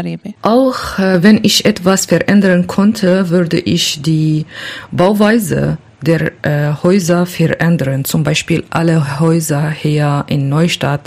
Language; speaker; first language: German; non-native, learner; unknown